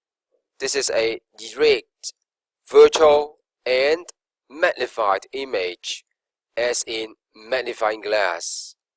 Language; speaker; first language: English; non-native, local second language; Cantonese